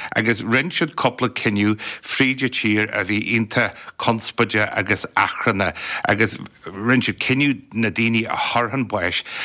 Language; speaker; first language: Irish; native; Irish